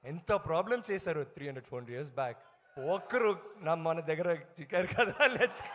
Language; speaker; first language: Telugu; non-native, learner; Tamil